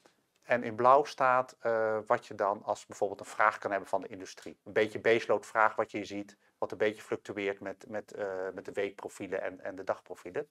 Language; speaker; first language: Dutch; native; Dutch